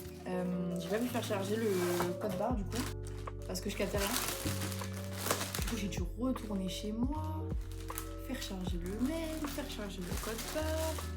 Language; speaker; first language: French; native; French